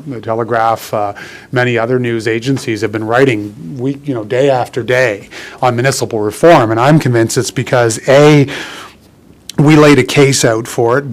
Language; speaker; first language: English; native; English